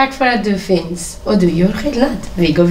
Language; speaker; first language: Swedish; non-native, fluent; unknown